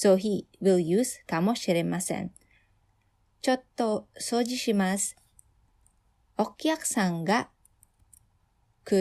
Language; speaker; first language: Japanese; non-native, fluent; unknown